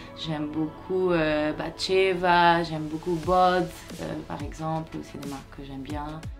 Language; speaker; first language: French; non-native, fluent; Portuguese